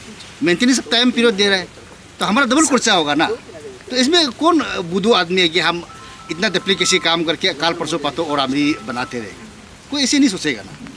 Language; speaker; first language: Hindi; non-native, local second language; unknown